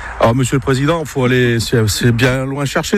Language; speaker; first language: French; native; French